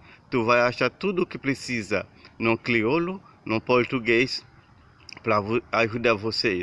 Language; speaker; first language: Portuguese; non-native, learner; Haitian Creole